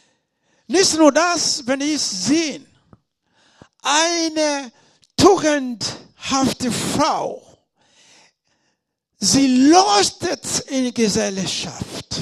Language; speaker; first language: German; non-native, learner; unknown